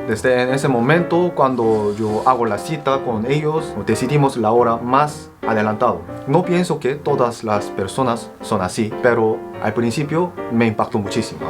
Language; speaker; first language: Spanish; non-native, fluent; Korean